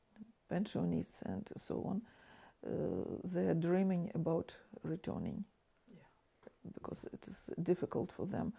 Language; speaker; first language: English; non-native, fluent; Ukrainian